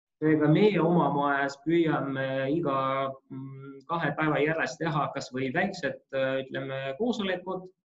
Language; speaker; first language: Estonian; non-native, local second language; Russian